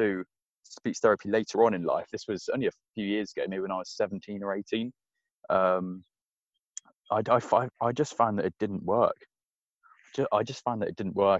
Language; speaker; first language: English; native; English